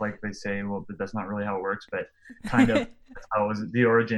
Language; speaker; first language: English; native; English